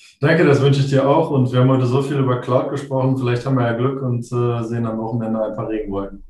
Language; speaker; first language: German; native; German